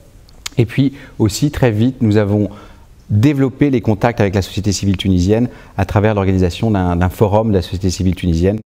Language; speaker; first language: French; native; French